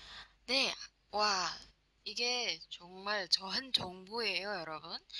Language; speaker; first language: Korean; non-native, learner; Indonesian